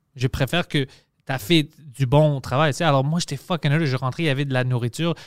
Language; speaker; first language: French; native; French